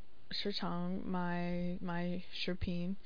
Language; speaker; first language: Chinese; non-native, learner; English